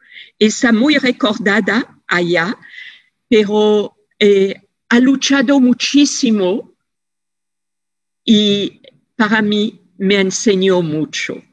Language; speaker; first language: Spanish; non-native, fluent; French